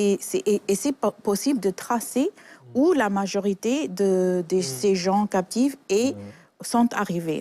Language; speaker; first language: French; non-native, fluent; English